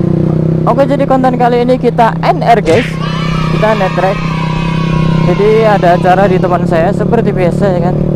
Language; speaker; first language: Indonesian; non-native, local second language; Javanese